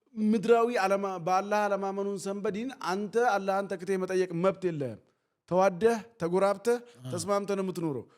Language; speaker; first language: Amharic; non-native, local second language; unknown